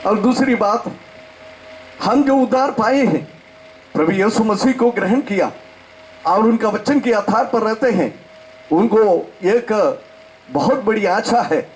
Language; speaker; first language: Hindi; non-native, local second language; Malayalam